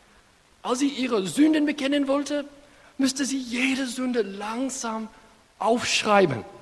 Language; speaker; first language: German; non-native, fluent; English